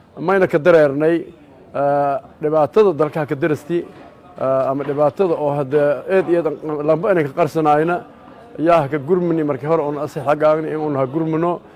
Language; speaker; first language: Somali; non-native, local second language; Maay